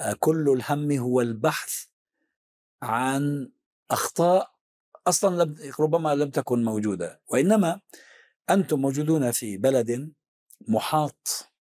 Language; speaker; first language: Arabic; native; Arabic